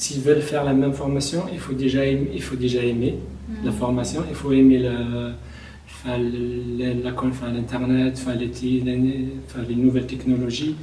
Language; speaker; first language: French; non-native, local second language; Kabyle